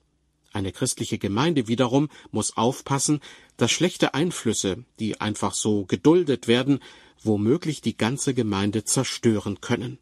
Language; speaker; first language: German; native; German